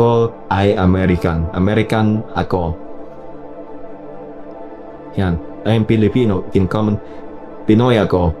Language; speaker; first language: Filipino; non-native, learner; English